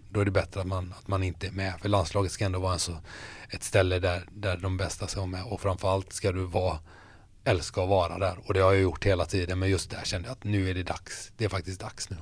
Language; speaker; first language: Swedish; native; Swedish